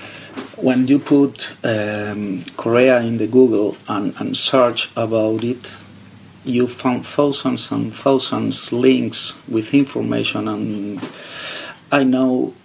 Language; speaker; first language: English; non-native, fluent; Spanish